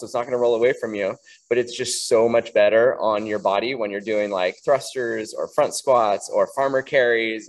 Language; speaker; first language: English; native; English